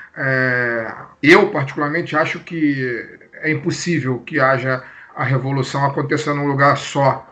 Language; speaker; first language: Portuguese; native; Portuguese